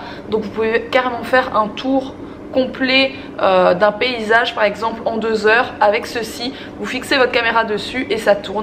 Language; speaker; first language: French; native; French